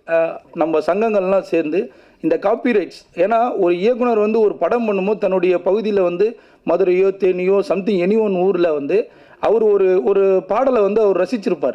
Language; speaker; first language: Tamil; native; Tamil